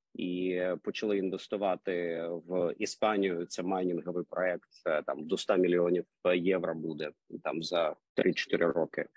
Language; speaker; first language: Ukrainian; non-native, local second language; Russian